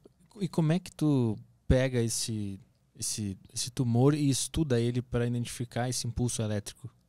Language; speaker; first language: Portuguese; native; Portuguese